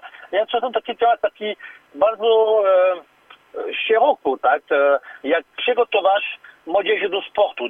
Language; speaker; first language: Polish; non-native, learner; French